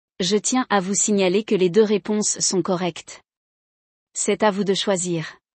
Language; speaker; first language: French; non-native, local second language; Arabic